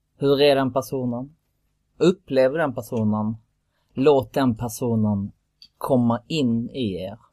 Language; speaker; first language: Swedish; early bilingual, other home language; Kurdish